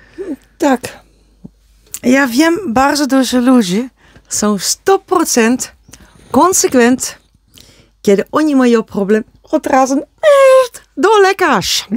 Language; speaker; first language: Polish; non-native, learner; Dutch